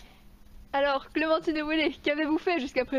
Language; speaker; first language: French; native; French